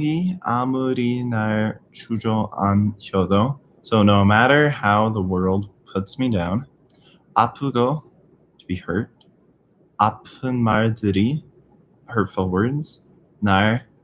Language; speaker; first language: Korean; non-native, learner; English